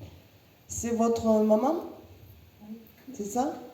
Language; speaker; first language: French; native; French